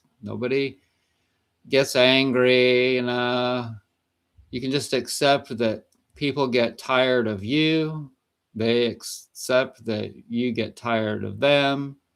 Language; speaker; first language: English; native; English